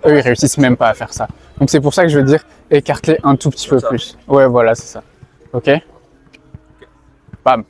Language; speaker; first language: French; native; French